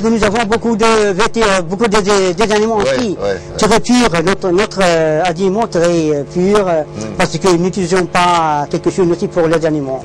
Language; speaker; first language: French; non-native, learner; Arabic